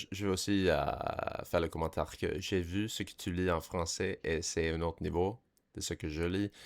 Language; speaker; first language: French; non-native, fluent; English